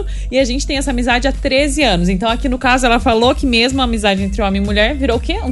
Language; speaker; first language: Portuguese; native; Portuguese